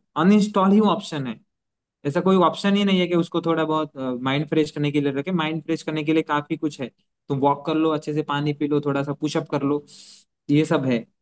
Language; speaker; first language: Hindi; non-native, local second language; Gujarati